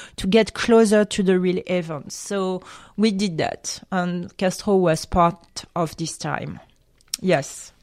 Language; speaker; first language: English; non-native, fluent; French